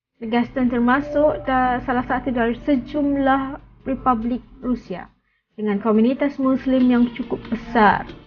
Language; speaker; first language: Malay; native; Malay